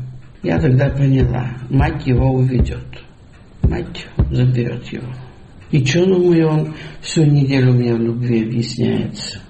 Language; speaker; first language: Russian; native; Russian